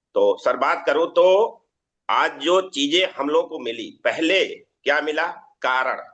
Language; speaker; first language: Hindi; native; Hindi